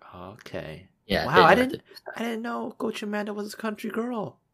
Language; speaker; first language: English; early bilingual, other home language; Korean